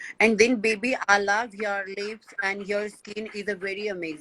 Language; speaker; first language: English; non-native, learner; Hindi